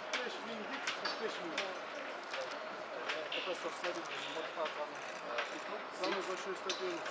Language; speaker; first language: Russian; non-native, local second language; Kyrgyz